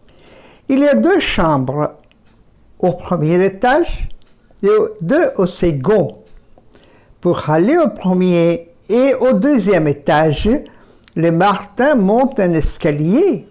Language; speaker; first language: French; non-native, fluent; Bangla